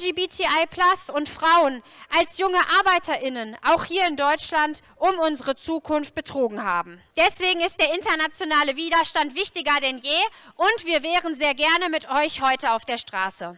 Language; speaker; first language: German; native; German